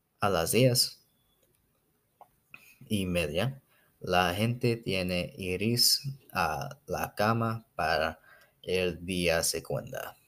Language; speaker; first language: Spanish; non-native, learner; English